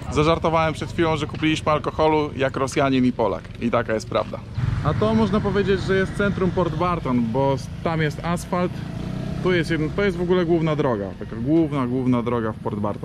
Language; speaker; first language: Polish; native; Polish